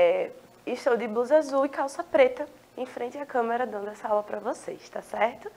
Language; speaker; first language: Portuguese; native; Portuguese